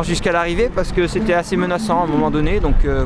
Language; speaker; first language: French; native; French